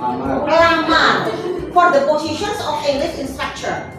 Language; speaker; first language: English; non-native, fluent; Javanese